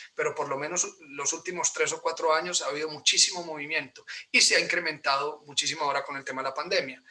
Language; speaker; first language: Spanish; native; Spanish